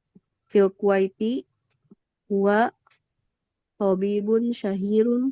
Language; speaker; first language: Arabic; non-native, learner; Indonesian